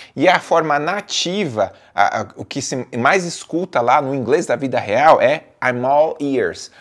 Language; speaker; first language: Portuguese; native; Portuguese